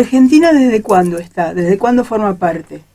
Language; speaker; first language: Spanish; native; Spanish